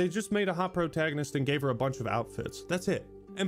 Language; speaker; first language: English; native; English